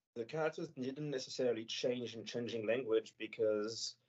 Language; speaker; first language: English; non-native, fluent; French